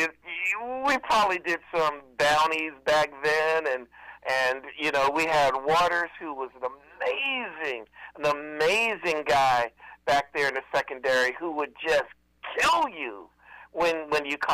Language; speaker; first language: English; native; English